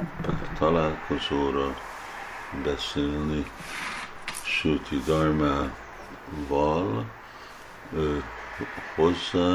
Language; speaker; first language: Hungarian; early bilingual, heritage; Hungarian